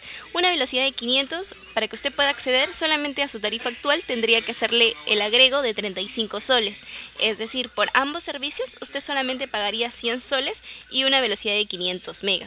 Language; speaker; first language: Spanish; native; Spanish